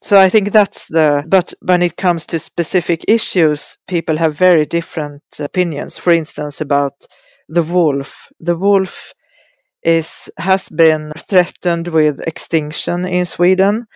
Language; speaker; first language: English; non-native, fluent; Swedish